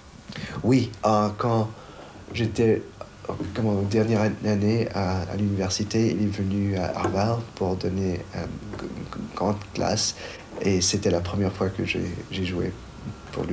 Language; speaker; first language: French; non-native, fluent; Chinese